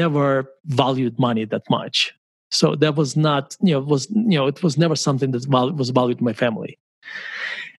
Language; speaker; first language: English; non-native, fluent; Russian